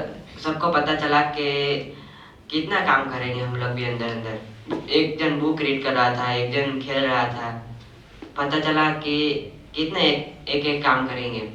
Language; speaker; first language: Hindi; native; Hindi